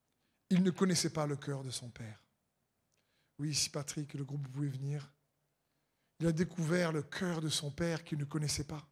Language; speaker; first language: French; native; French